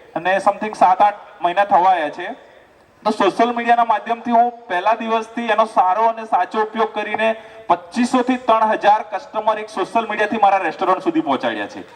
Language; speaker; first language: Gujarati; non-native, local second language; Rathawi